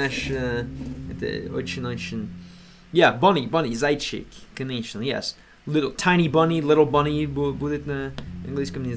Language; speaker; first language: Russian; non-native, learner; English